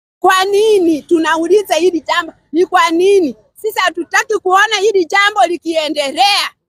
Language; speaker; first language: Swahili; non-native, local second language; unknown